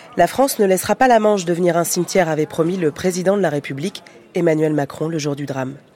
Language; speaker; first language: French; native; French